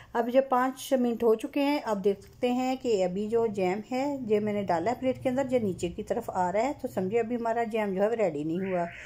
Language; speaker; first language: Urdu; native; Urdu